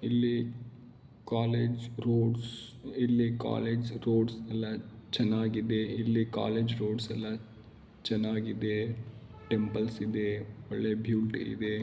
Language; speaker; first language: Kannada; non-native, learner; Malayalam